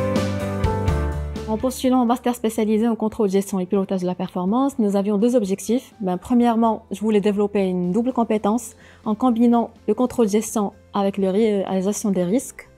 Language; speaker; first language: French; non-native, local second language; Arabic